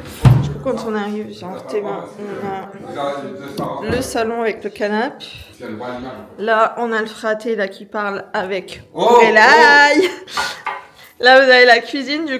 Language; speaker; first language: French; native; French